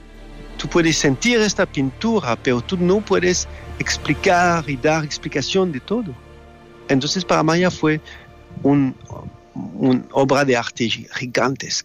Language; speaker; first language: Spanish; non-native, learner; French